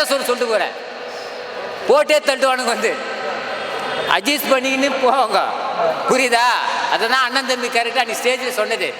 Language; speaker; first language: Tamil; native; Tamil